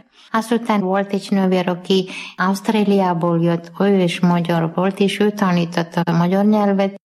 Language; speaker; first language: Hungarian; non-native, fluent; Malayalam